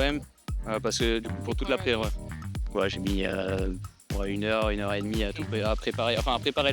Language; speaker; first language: French; native; French